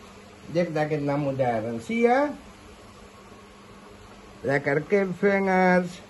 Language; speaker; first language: Dutch; non-native, local second language; Caribbean Hindustani